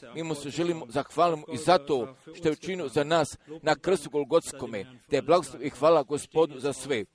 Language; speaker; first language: Croatian; early bilingual, heritage; Croatian